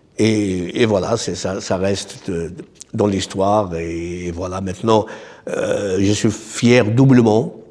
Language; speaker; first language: French; non-native, local second language; Arabic